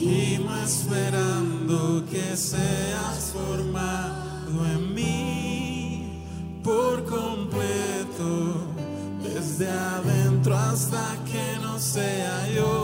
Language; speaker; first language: Spanish; native; Spanish